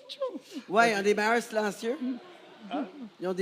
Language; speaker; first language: French; native; French